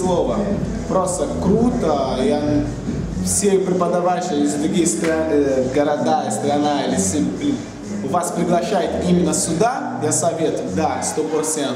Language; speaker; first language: Russian; non-native, learner; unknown